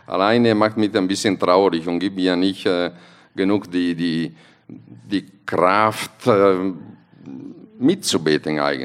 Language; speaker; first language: German; non-native, fluent; Italian